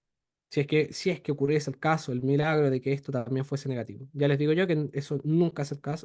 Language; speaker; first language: Spanish; native; Spanish